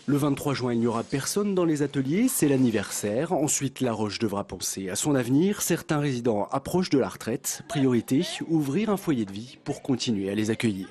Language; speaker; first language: French; native; French